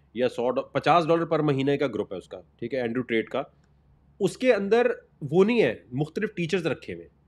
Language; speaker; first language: Urdu; native; Urdu